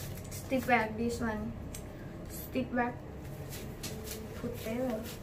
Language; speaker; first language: English; non-native, learner; Thai